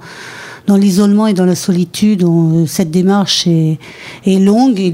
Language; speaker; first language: French; native; French